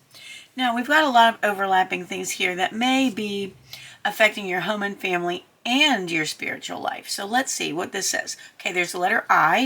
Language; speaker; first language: English; native; English